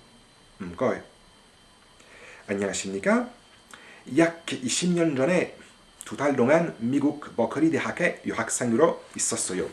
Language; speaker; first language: Korean; non-native, learner; French